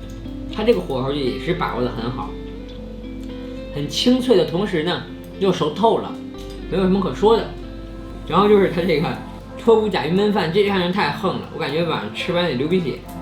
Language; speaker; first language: Chinese; native; Chinese